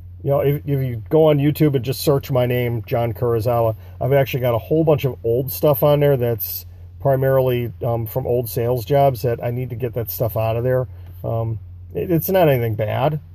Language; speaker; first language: English; native; English